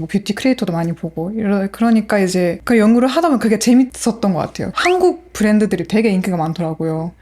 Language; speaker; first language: Korean; non-native, fluent; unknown